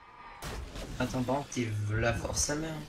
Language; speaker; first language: French; native; French